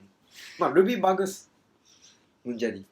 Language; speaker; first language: Indonesian; non-native, learner; Japanese